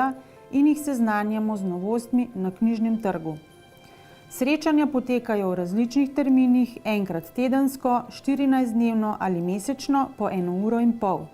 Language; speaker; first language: Slovenian; native; Slovenian